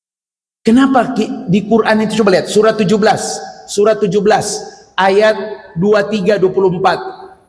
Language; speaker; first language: Indonesian; native; Indonesian